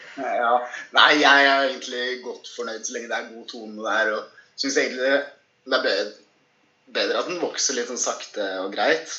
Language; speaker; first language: Norwegian; native; Norwegian